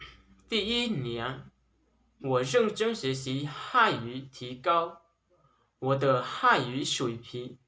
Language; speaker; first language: Chinese; non-native, learner; Lao